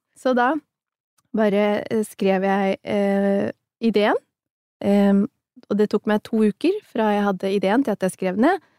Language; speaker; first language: Norwegian; early bilingual, other home language; Somali